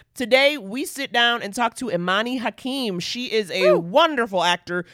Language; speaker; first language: English; native; English